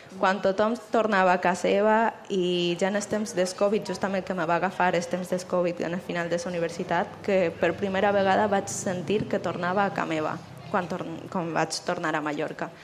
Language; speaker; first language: Catalan; early bilingual, other home language; Spanish